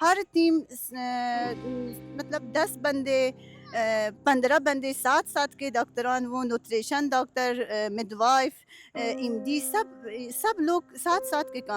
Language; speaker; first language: Hindi; non-native, learner; Persian